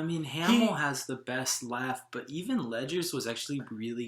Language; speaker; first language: English; native; English